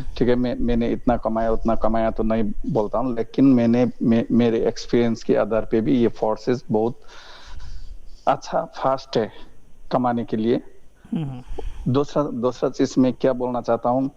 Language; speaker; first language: Hindi; non-native, learner; Nepali